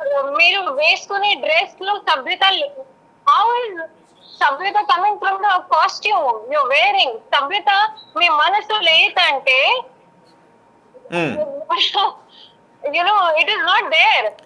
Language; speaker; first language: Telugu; non-native, learner; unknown